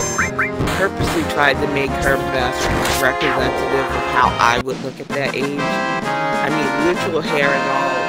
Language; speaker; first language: English; native; English